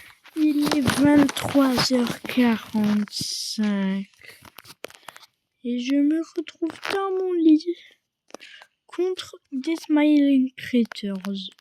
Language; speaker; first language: French; native; French